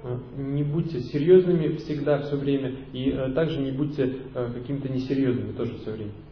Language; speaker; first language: Russian; native; Russian